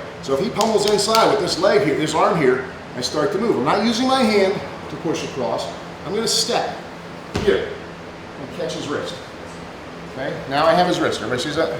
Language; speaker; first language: English; native; English